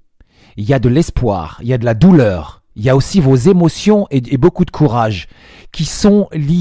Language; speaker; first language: French; native; French